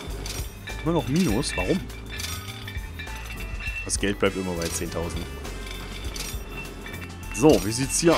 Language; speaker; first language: German; native; German